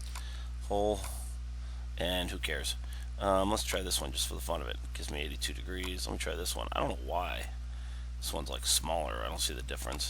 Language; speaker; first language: English; native; English